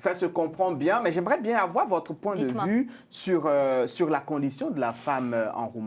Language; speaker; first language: French; native; French